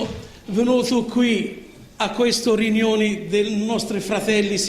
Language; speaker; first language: Italian; non-native, learner; Arabic